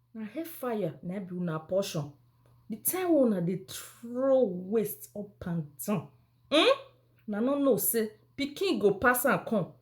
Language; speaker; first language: Nigerian Pidgin; non-native, local second language; Bini